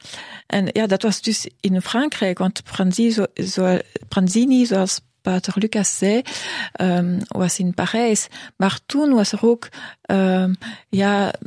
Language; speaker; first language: Dutch; non-native, local second language; French